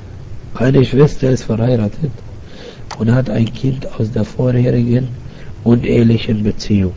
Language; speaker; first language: German; non-native, fluent; Arabic